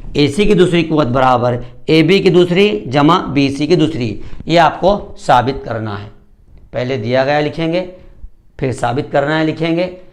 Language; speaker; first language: Urdu; native; Urdu